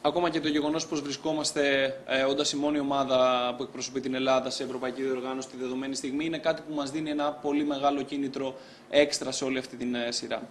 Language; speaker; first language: Greek; native; Greek